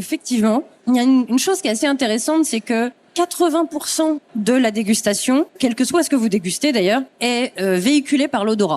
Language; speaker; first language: French; native; French